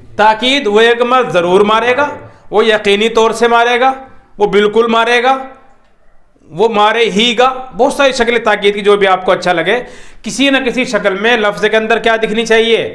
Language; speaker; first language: Urdu; native; Urdu